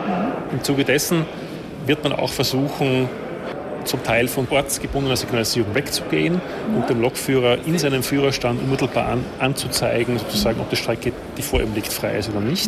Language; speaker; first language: German; native; German